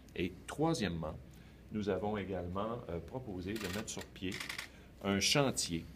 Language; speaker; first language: French; native; French